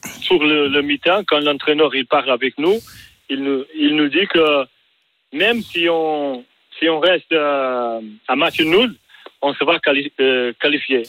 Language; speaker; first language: French; non-native, learner; Portuguese